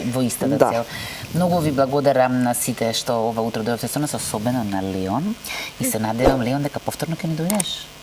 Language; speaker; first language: Macedonian; native; Macedonian